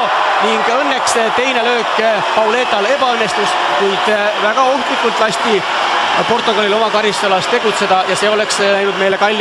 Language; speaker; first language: Estonian; native; Estonian